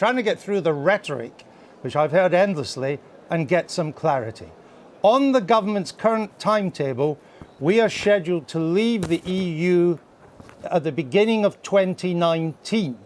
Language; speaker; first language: English; native; English